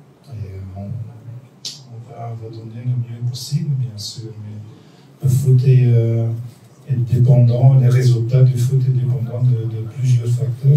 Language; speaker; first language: French; non-native, local second language; Dutch